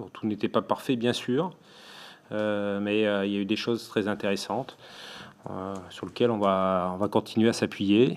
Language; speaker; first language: French; native; French